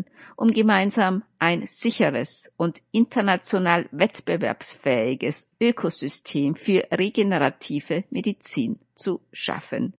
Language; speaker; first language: German; native; German